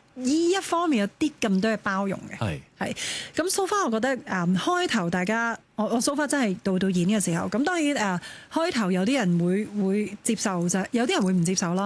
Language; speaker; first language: Cantonese; native; Cantonese